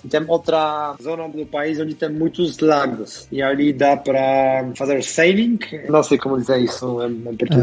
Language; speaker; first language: Portuguese; non-native, fluent; Polish